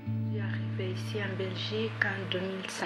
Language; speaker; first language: French; non-native, learner; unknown